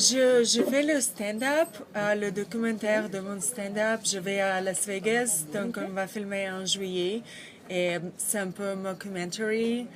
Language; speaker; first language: French; non-native, learner; Russian